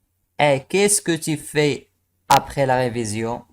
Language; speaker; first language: French; non-native, local second language; Arabic